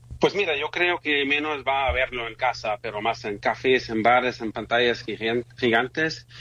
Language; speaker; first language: Spanish; non-native, fluent; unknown